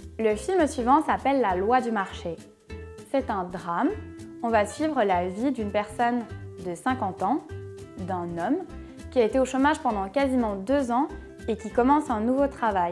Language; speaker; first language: French; native; French